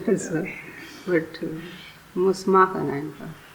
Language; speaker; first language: German; non-native, learner; Telugu